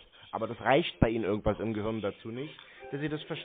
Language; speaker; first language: German; native; German